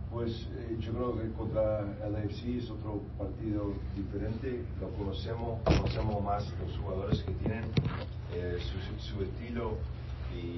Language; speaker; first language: Spanish; early bilingual, heritage; Spanish